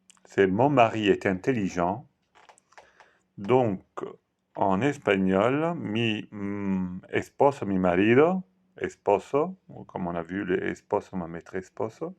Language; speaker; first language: French; non-native, fluent; Italian